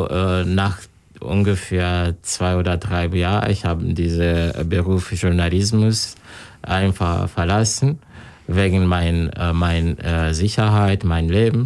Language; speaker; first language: German; non-native, learner; Kinyarwanda